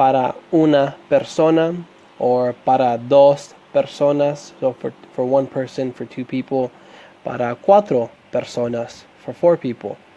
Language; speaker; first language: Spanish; non-native, fluent; English